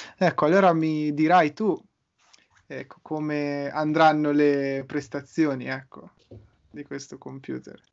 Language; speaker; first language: Italian; native; Italian